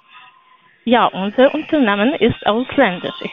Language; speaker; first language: German; non-native, learner; Lithuanian